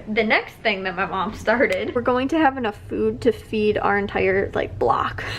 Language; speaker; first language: English; native; English